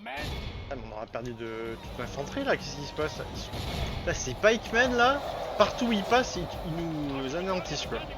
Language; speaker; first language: French; native; French